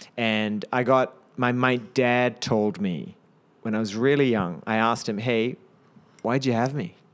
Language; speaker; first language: English; native; English